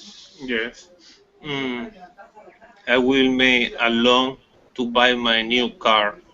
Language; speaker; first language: English; non-native, learner; Spanish